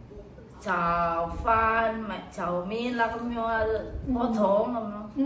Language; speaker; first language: Cantonese; non-native, learner; Indonesian